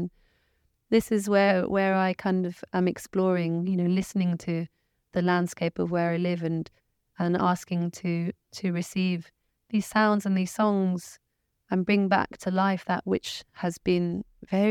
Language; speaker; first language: English; native; English